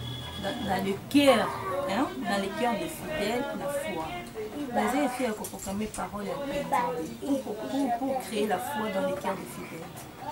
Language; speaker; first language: French; non-native, local second language; Lingala